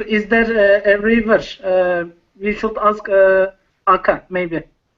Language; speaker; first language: English; non-native, learner; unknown